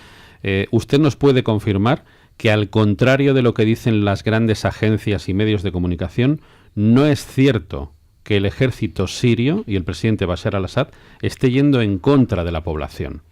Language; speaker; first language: Spanish; native; Spanish